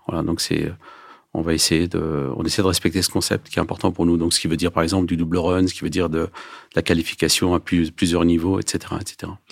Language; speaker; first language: French; early bilingual, other home language; Turkish